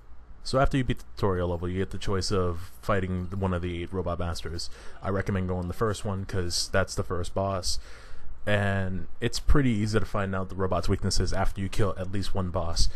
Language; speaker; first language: English; native; English